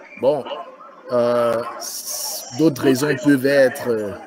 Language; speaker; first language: French; non-native, fluent; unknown